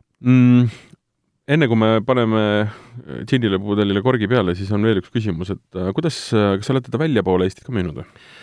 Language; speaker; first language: Estonian; native; Estonian